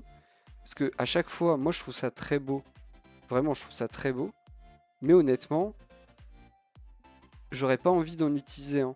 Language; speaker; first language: French; native; French